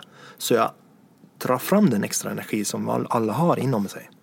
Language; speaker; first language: Swedish; non-native, fluent; Estonian